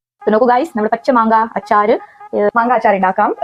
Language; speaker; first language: Malayalam; non-native, learner; Hindi